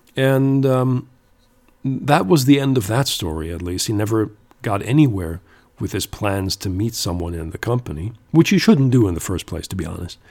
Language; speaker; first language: English; non-native, fluent; German